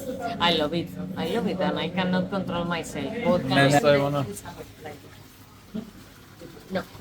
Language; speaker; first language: English; non-native, learner; Spanish